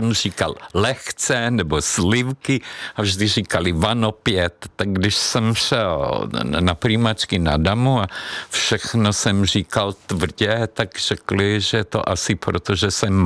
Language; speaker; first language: Czech; non-native, fluent; Hungarian